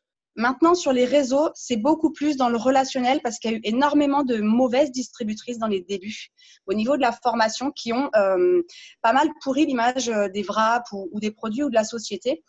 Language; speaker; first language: French; native; French